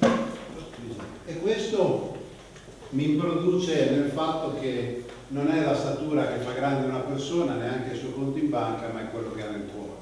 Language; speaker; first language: Italian; native; Italian